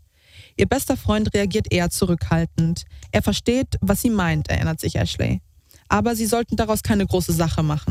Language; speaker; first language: German; native; German